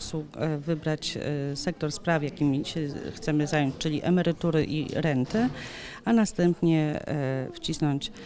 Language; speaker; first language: Polish; native; Polish